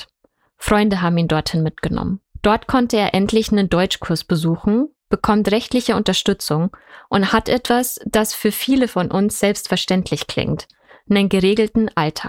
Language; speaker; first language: German; native; German